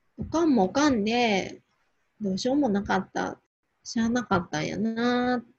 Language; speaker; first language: Japanese; native; Japanese